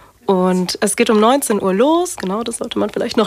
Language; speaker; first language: German; native; German